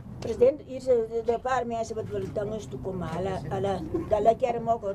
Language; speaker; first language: Dutch; non-native, local second language; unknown